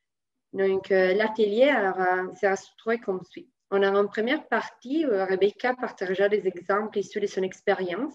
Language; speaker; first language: French; native; French